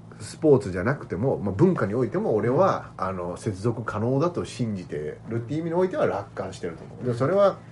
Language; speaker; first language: Japanese; native; Japanese